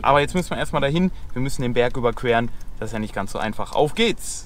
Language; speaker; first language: German; native; German